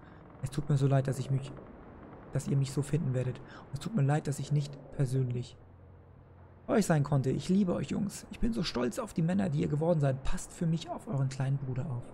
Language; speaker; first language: German; native; German